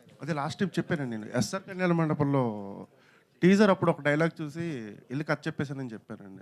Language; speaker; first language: Telugu; native; Telugu